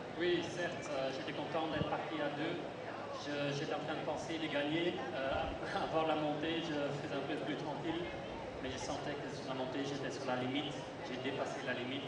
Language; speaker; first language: French; non-native, fluent; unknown